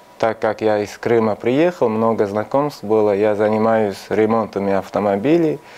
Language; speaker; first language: Russian; non-native, local second language; Tajik